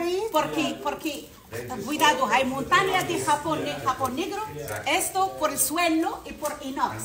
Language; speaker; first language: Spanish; non-native, learner; Arabic